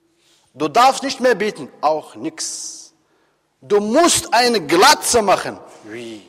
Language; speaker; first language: German; non-native, fluent; Arabic